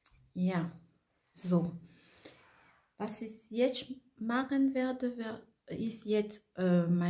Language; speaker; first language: German; non-native, fluent; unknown